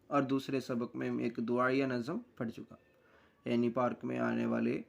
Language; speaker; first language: Urdu; non-native, local second language; Malayalam